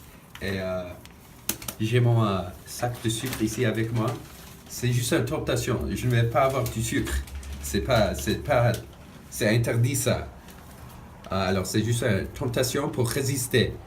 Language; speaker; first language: French; non-native, learner; English